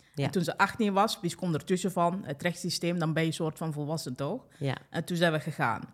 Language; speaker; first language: Dutch; early bilingual, other home language; Kinyarwanda